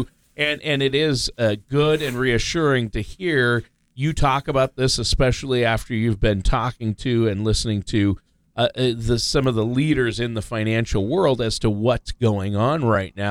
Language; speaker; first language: English; native; English